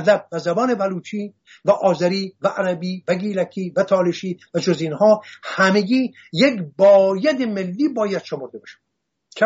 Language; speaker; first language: Persian; non-native, local second language; Assyrian Neo-Aramaic